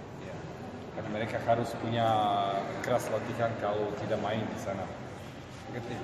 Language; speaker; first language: Indonesian; non-native, learner; Armenian